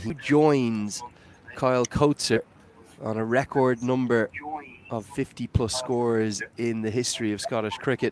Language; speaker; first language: English; native; English